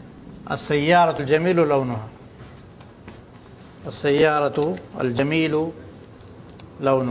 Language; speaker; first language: Arabic; non-native, fluent; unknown